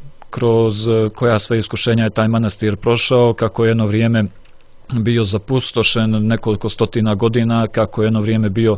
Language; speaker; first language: Croatian; native; Croatian